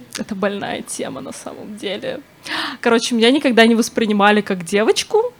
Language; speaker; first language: Russian; native; Russian